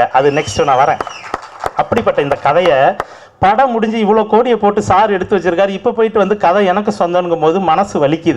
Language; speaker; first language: Tamil; native; Tamil